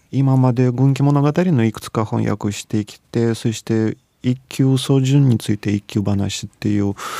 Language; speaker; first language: Japanese; non-native, fluent; Russian